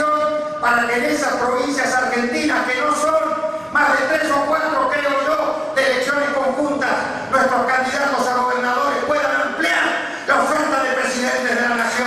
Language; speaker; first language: Spanish; native; Spanish